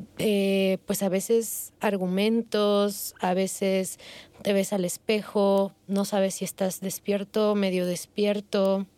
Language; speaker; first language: Spanish; native; Spanish